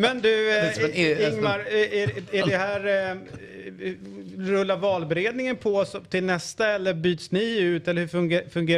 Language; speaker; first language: Swedish; native; Swedish